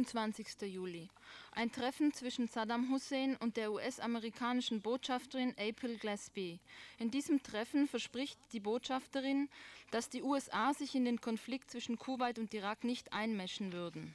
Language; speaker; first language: German; native; German